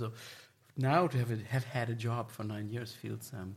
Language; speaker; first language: English; non-native, fluent; German